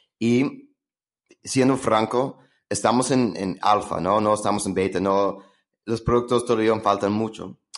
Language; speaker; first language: Spanish; non-native, fluent; English